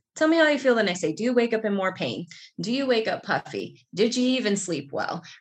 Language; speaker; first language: English; native; English